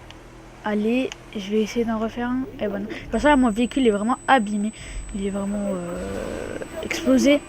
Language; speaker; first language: French; native; French